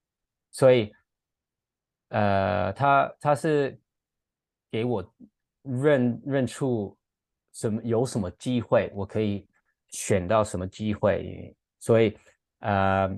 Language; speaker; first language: Chinese; non-native, fluent; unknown